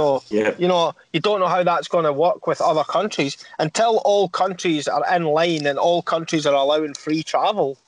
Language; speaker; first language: English; native; English